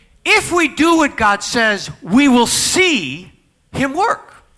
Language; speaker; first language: English; native; English